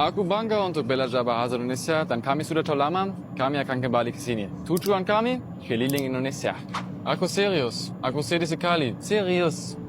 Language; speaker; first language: Indonesian; non-native, learner; German